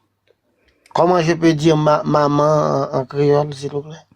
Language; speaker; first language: French; non-native, learner; Spanish